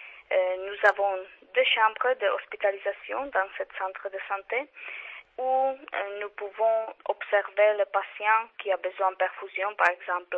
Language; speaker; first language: French; non-native, learner; Czech